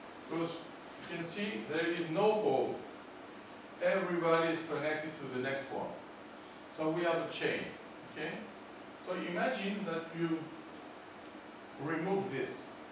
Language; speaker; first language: English; non-native, fluent; Greek